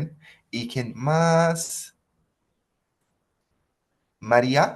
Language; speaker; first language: Spanish; non-native, fluent; Portuguese